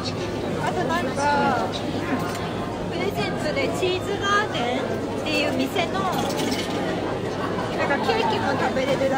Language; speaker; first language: Japanese; native; Japanese